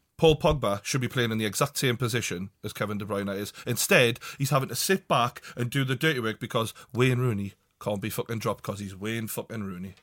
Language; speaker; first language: English; native; English